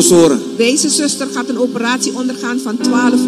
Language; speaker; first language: Dutch; non-native, local second language; Papiamento